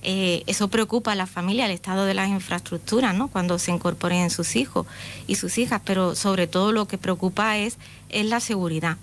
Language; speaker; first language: Spanish; native; Spanish